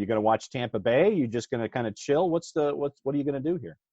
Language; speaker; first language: English; native; English